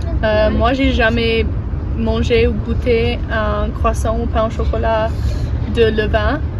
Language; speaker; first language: French; non-native, learner; English